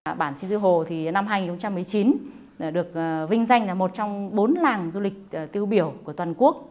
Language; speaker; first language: Vietnamese; non-native, local second language; Hmong